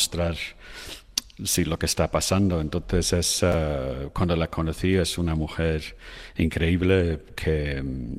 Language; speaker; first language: Spanish; non-native, fluent; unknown